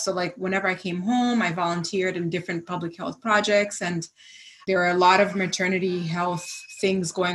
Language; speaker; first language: English; non-native, local second language; Swahili